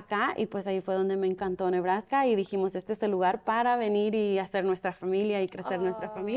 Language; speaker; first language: Spanish; early bilingual, other home language; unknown